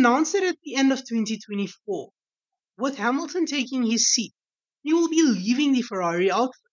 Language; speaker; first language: English; native; English